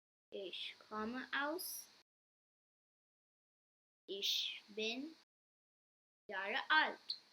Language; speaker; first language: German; non-native, learner; English